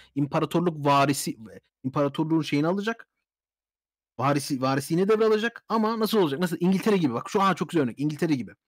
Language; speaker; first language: Turkish; early bilingual, heritage; Turkish